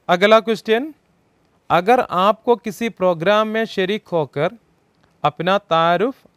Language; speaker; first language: Hindi; non-native, local second language; Malayalam